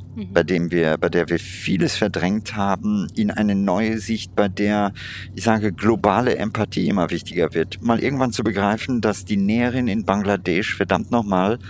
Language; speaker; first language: German; non-native, fluent; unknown